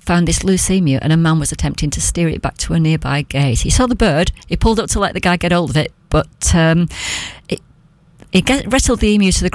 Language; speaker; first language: English; native; English